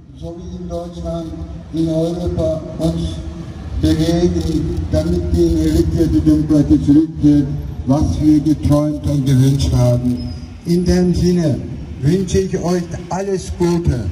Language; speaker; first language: German; non-native, fluent; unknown